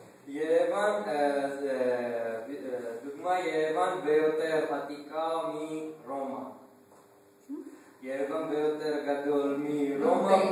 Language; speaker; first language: Hebrew; non-native, learner; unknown